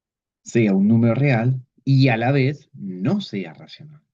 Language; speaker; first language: Spanish; native; Spanish